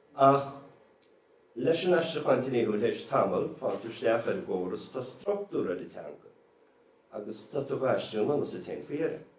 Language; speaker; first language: Irish; native; Irish